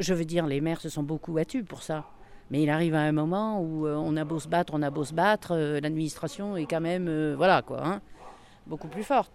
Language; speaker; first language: French; native; French